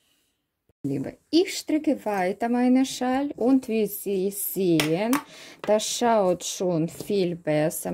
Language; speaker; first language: German; non-native, learner; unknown